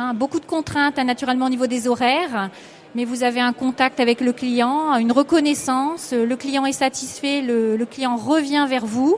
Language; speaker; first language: French; native; French